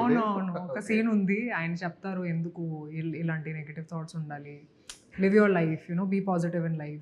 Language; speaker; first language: Telugu; non-native, fluent; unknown